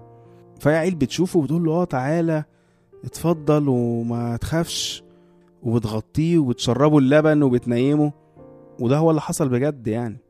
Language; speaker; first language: Arabic; native; Arabic